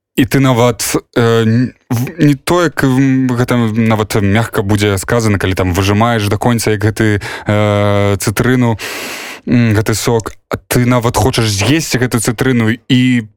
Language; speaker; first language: Belarusian; native; Belarusian